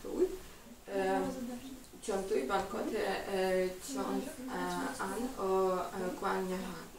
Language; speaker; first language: Vietnamese; non-native, learner; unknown